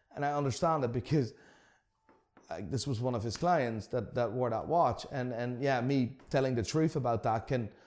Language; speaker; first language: English; non-native, fluent; Dutch